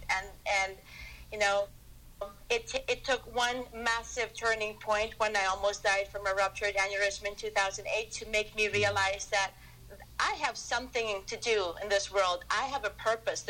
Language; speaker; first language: English; non-native, local second language; Filipino